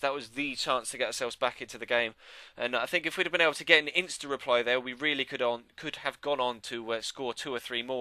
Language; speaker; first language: English; native; English